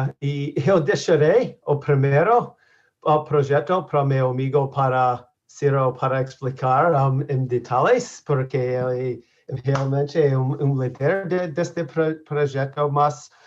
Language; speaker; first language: Portuguese; non-native, learner; English